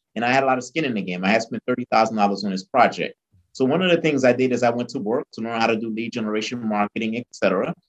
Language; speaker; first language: English; early bilingual, other home language; Haitian Creole